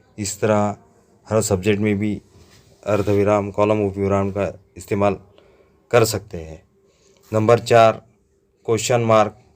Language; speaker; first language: Hindi; non-native, local second language; Urdu